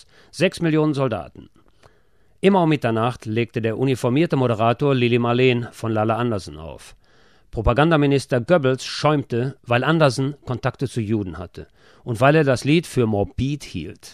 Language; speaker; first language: German; native; German